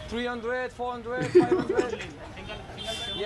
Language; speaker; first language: English; non-native, learner; French